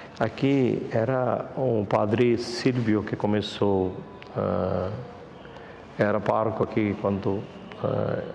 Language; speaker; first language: Portuguese; non-native, fluent; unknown